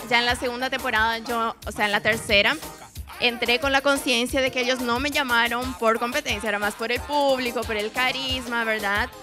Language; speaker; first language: Spanish; non-native, local second language; Portuguese